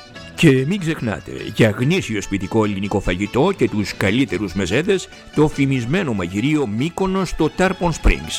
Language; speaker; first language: Greek; native; Greek